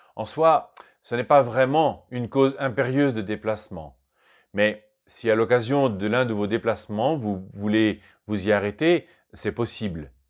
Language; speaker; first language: French; native; French